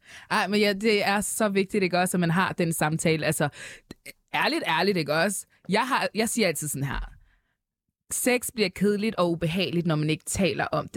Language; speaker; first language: Danish; native; Danish